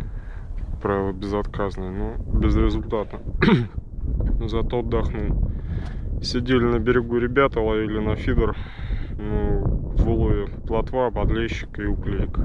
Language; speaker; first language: Russian; native; Russian